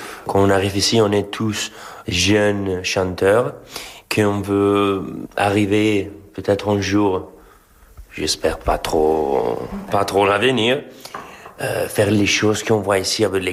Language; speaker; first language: French; non-native, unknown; Spanish